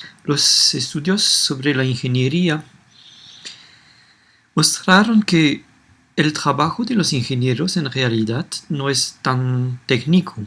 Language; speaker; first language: Spanish; non-native, fluent; French